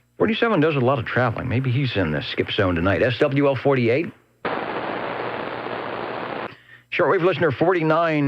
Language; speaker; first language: English; native; English